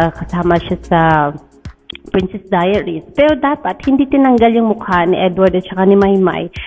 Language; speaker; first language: Filipino; native; Filipino